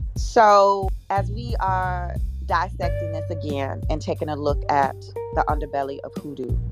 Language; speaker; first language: English; native; English